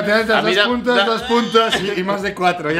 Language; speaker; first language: Spanish; native; Spanish